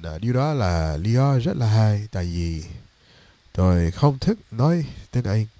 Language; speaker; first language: Vietnamese; non-native, learner; English